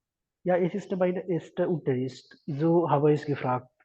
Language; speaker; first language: German; non-native, learner; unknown